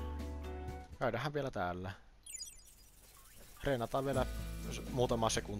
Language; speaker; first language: Finnish; native; Finnish